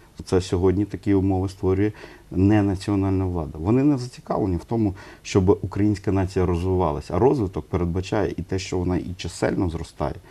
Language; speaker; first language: Ukrainian; non-native, local second language; Russian